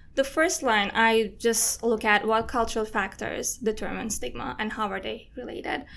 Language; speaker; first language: English; non-native, fluent; Turkish